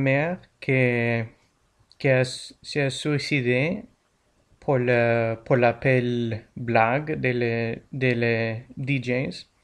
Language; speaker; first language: French; non-native, learner; English